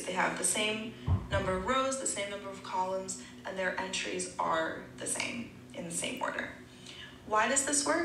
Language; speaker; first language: English; native; English